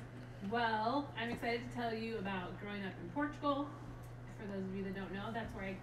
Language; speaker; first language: English; early bilingual, heritage; English